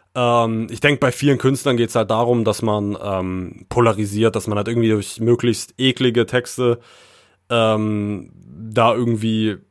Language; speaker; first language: German; native; German